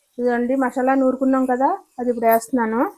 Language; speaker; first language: Telugu; native; Telugu